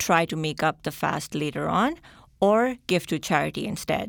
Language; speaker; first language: English; non-native, local second language; Urdu